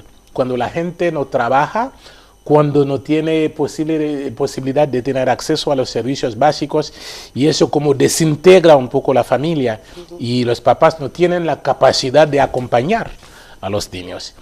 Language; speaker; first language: Spanish; non-native, fluent; Haitian Creole